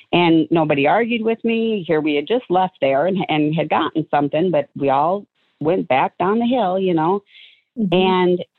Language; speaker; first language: English; native; English